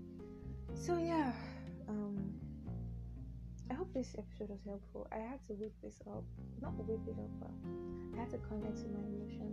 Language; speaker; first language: English; non-native, local second language; Yoruba